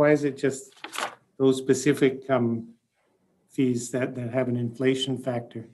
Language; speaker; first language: English; native; English